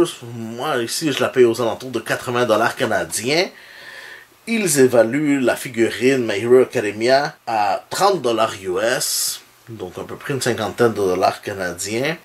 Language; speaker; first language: French; native; French